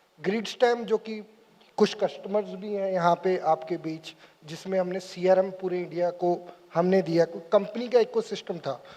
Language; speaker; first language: Hindi; native; Hindi